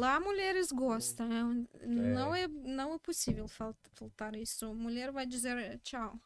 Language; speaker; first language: Portuguese; non-native, learner; Russian